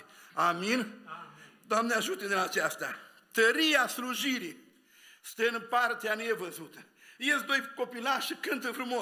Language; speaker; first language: Romanian; native; Romanian